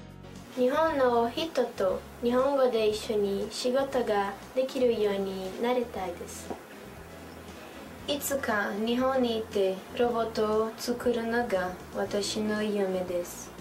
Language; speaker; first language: Japanese; non-native, learner; Portuguese